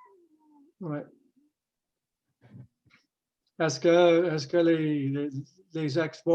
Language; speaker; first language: French; non-native, fluent; English